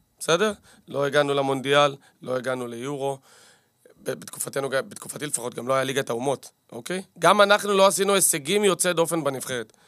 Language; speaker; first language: Hebrew; native; Hebrew